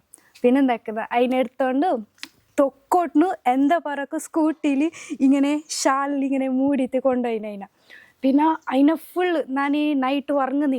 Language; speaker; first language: Malayalam; non-native, local second language; Hindi